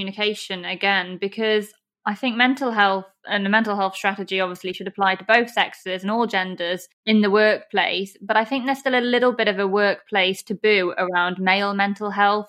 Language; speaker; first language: English; native; English